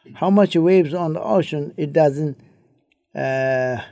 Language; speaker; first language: English; early bilingual, other home language; Chinese